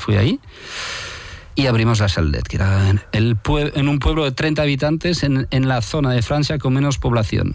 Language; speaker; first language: Spanish; non-native, fluent; French